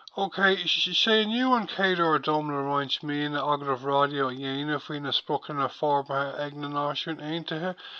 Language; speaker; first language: Irish; non-native, local second language; English